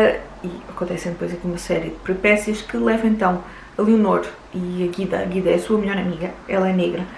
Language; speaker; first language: Portuguese; native; Portuguese